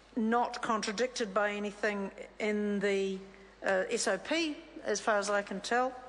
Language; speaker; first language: English; native; English